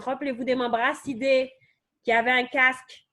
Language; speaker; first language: French; native; French